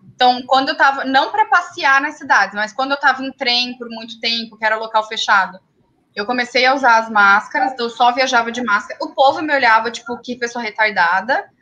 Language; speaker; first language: Portuguese; native; Portuguese